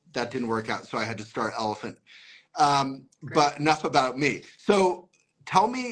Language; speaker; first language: English; native; English